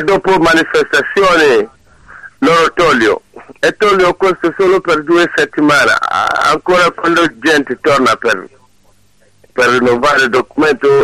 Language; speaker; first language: Italian; non-native, learner; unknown